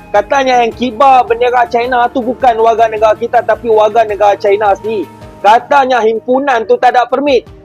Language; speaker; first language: Malay; native; Malay